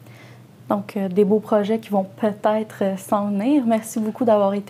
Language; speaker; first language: French; native; French